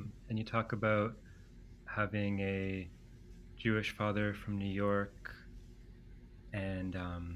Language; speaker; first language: English; non-native, fluent; Greek